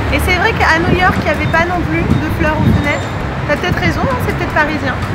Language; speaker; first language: French; native; French